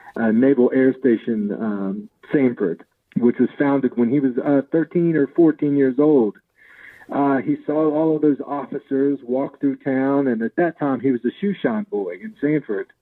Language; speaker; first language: English; native; English